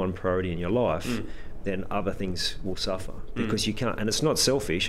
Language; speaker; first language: English; native; English